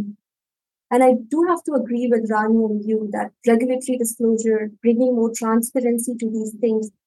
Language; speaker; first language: English; non-native, local second language; Hindi